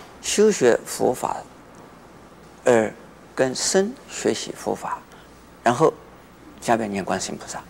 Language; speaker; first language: Chinese; native; Chinese